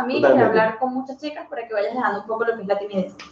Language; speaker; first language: Spanish; native; Spanish